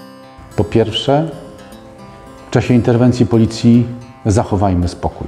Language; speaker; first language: Polish; native; Polish